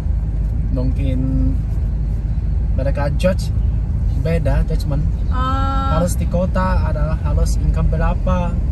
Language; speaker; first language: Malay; non-native, learner; Chinese